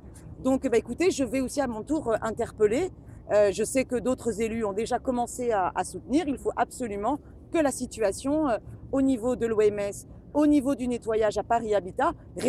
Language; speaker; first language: French; native; French